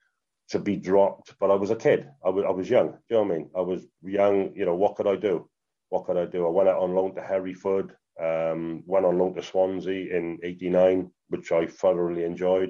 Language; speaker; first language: English; native; English